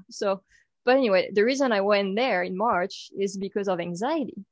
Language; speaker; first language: English; non-native, fluent; French